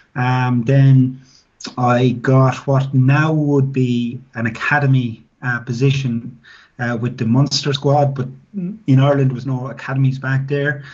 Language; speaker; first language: English; native; English